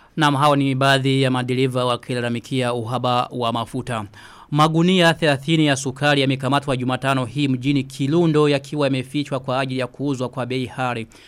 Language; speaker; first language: Swahili; non-native, local second language; Rundi